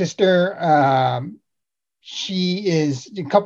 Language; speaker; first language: English; native; English